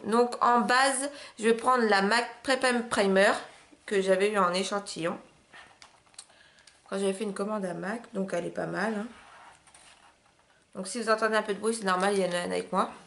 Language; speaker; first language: French; native; French